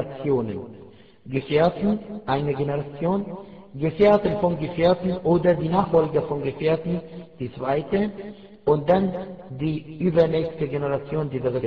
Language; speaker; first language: German; non-native, fluent; Arabic